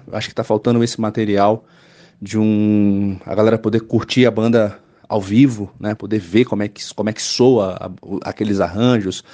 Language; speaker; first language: Portuguese; native; Portuguese